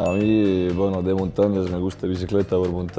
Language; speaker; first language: Spanish; non-native, fluent; Slovenian